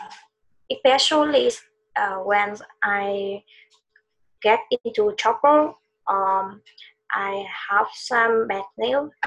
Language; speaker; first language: English; non-native, learner; Vietnamese